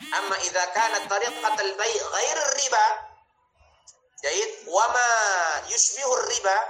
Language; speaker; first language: Arabic; non-native, fluent; Indonesian